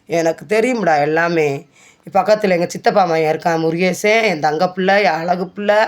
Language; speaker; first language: Tamil; native; Tamil